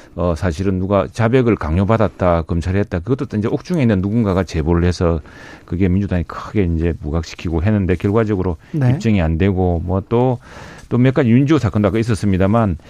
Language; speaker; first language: Korean; native; Korean